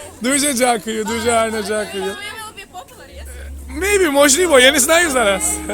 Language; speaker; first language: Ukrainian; non-native, learner; Turkish